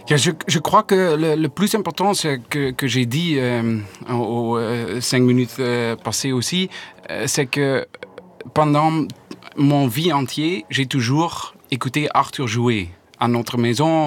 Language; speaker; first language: French; non-native, learner; Dutch